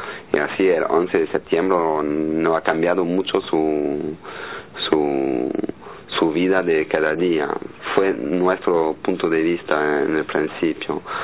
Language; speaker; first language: Spanish; non-native, learner; French